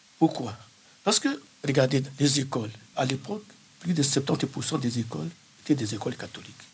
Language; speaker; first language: French; non-native, local second language; Kongo